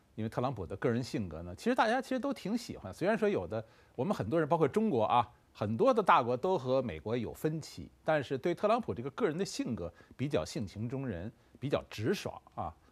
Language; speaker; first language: Chinese; native; Chinese